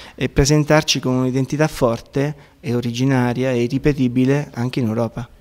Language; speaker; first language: Italian; native; Italian